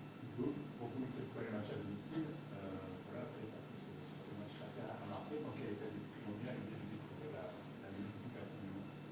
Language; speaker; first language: French; native; French